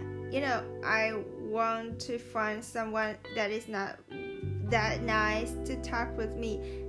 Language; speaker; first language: English; non-native, fluent; Chinese